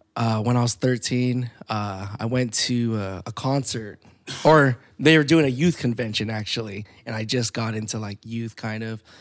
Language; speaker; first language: English; early bilingual, other home language; Filipino